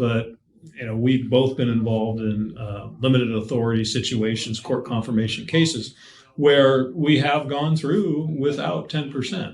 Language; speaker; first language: English; native; English